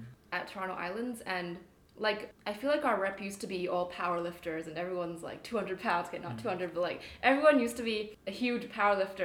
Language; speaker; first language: English; non-native, local second language; Cantonese